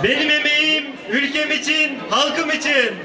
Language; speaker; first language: Turkish; native; Turkish